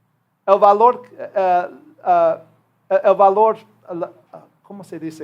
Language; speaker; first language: Spanish; non-native, fluent; English